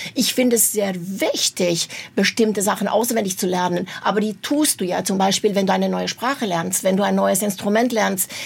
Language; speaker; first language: German; non-native, fluent; Romanian